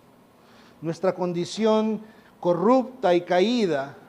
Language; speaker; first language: Spanish; native; Spanish